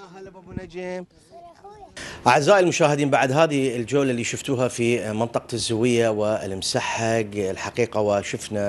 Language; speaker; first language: Arabic; native; Arabic